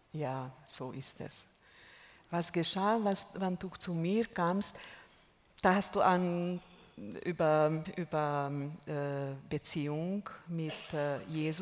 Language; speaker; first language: German; non-native, fluent; Hungarian